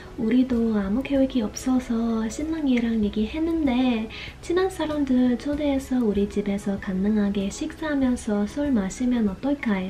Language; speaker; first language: Korean; non-native, learner; English